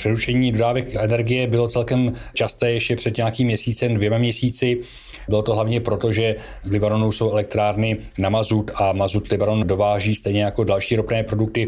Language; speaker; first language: Czech; native; Czech